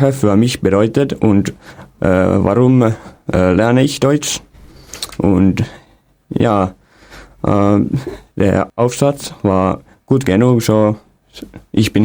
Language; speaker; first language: German; non-native, fluent; Finnish